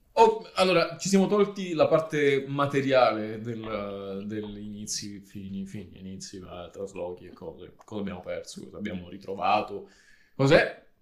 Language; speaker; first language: Italian; native; Italian